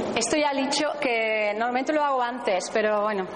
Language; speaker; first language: Spanish; non-native, fluent; Dutch